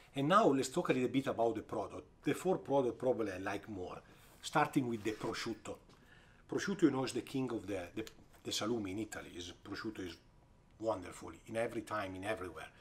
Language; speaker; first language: English; non-native, fluent; Italian